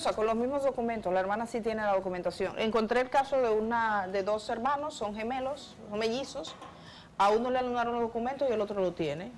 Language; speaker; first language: Spanish; native; Spanish